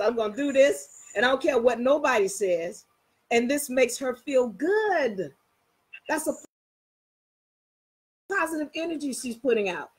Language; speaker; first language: English; native; English